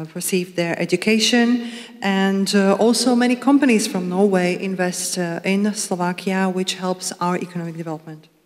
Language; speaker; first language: English; non-native, fluent; Slovak